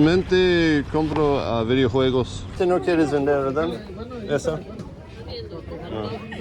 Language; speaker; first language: Spanish; early bilingual, heritage; English